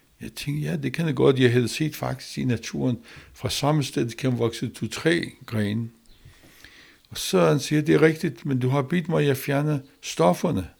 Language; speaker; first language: Danish; non-native, learner; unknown